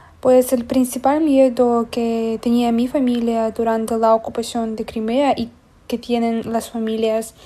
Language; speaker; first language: Spanish; non-native, fluent; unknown